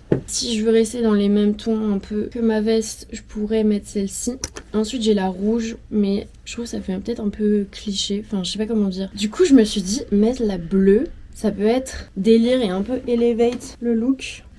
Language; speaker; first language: French; native; French